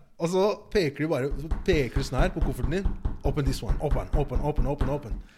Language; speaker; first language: Norwegian; early bilingual, other home language; Igbo